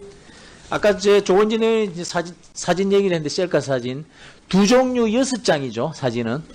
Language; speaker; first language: Korean; native; Korean